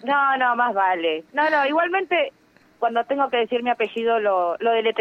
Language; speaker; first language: Spanish; native; Spanish